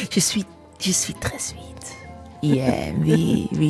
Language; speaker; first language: French; non-native, learner; English